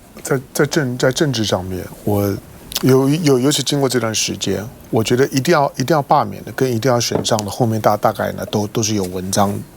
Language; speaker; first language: Chinese; native; Chinese